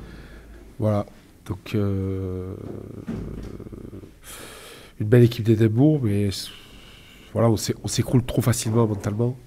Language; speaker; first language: French; native; French